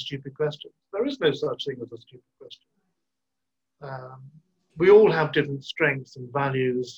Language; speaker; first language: English; native; English